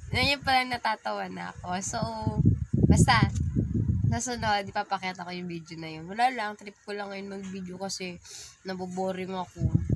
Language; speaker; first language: Filipino; non-native, local second language; Bikol